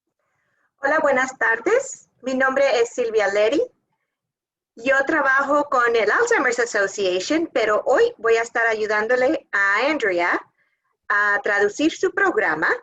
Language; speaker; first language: Spanish; early bilingual, other home language; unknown